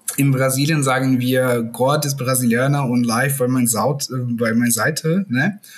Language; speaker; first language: German; non-native, learner; Portuguese